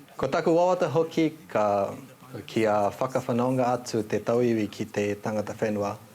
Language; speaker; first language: Māori; non-native, fluent; Nepali